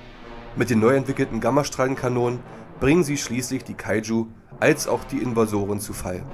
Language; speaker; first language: German; native; German